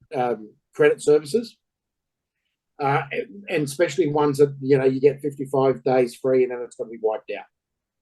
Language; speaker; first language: English; native; English